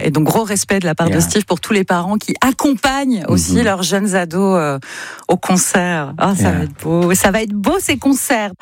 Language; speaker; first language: French; native; French